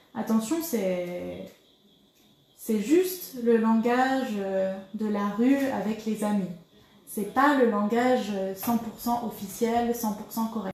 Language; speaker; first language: French; native; French